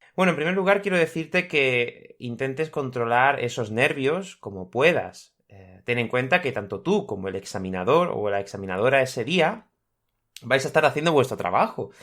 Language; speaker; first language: Spanish; native; Spanish